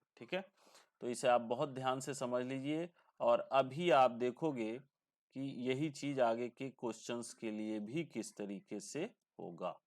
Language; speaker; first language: Hindi; native; Hindi